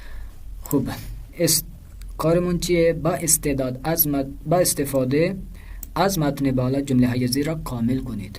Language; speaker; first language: Persian; non-native, fluent; Urdu